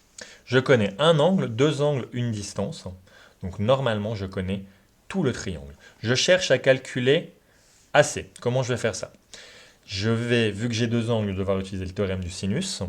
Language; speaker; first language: French; native; French